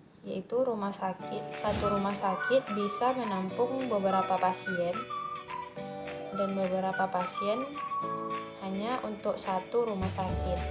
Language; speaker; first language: Indonesian; native; Indonesian